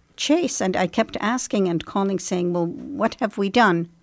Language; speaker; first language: English; non-native, fluent; Arabic